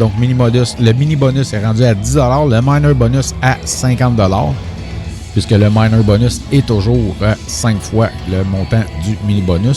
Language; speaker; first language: French; native; French